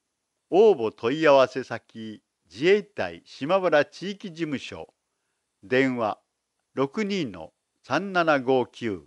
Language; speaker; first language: Japanese; native; Japanese